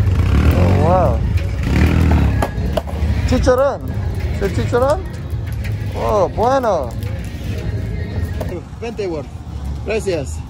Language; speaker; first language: Spanish; non-native, learner; English